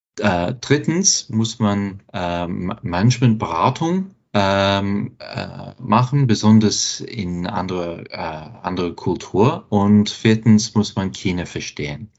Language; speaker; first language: German; non-native, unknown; English